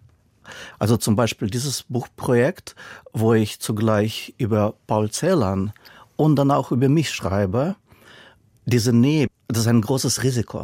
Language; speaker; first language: German; non-native, fluent; Russian